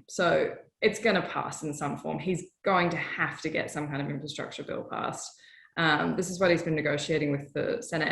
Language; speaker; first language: English; native; English